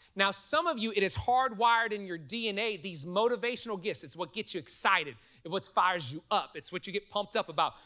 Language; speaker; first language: English; native; English